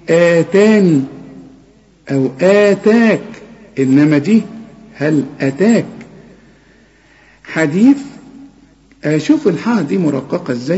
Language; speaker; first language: Arabic; native; Arabic